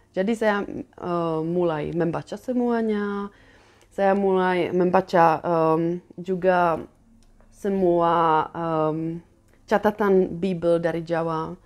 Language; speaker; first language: Indonesian; non-native, fluent; Czech